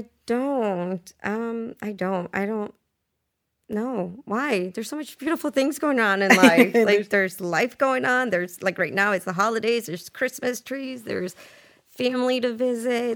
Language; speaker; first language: English; early bilingual, other home language; Spanish